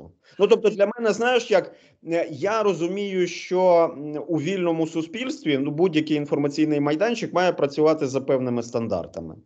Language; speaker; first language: Ukrainian; native; Ukrainian